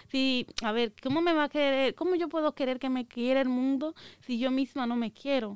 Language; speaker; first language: Spanish; native; Spanish